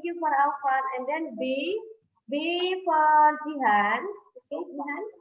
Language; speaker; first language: English; non-native, fluent; Indonesian